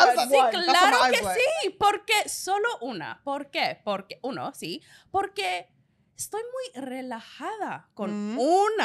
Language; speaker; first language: Spanish; non-native, learner; English